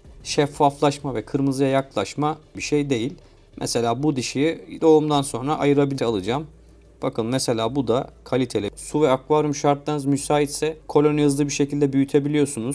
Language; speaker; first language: Turkish; native; Turkish